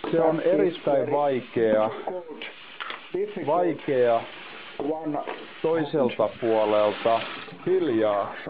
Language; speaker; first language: Finnish; non-native, learner; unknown